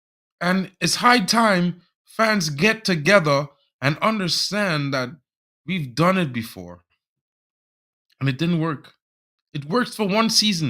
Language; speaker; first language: English; native; English